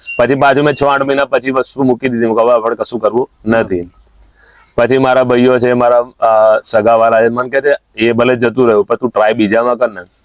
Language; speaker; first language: Gujarati; non-native, local second language; Sindhi